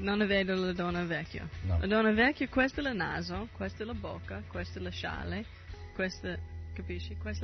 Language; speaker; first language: Italian; non-native, learner; English